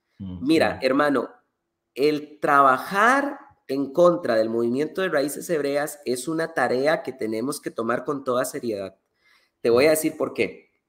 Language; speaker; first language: Spanish; native; Spanish